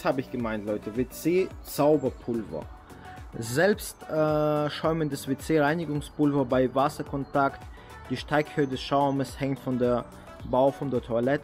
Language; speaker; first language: German; native; German